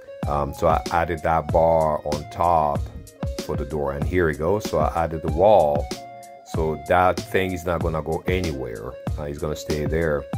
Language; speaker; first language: English; non-native, fluent; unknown